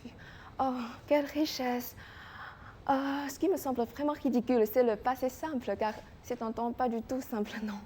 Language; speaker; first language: French; non-native, fluent; Chinese